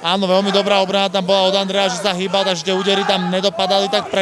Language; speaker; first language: Slovak; native; Slovak